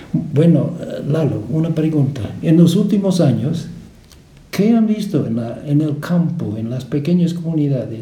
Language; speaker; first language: Spanish; non-native, fluent; English